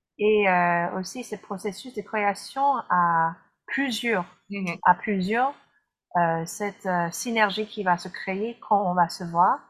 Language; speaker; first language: French; non-native, fluent; English